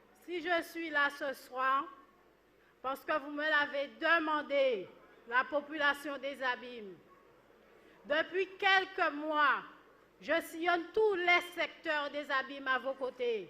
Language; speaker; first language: French; native; French